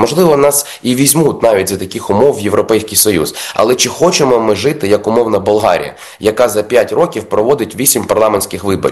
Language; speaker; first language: Ukrainian; native; Ukrainian